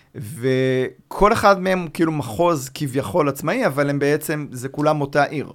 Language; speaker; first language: Hebrew; native; Hebrew